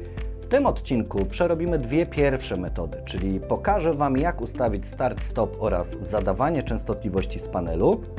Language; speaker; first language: Polish; native; Polish